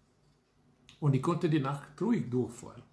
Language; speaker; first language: German; non-native, fluent; Hungarian